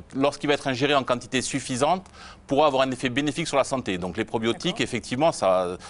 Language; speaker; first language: French; native; French